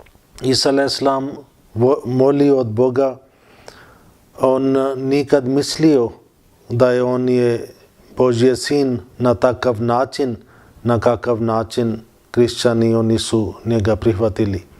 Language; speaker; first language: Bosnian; non-native, fluent; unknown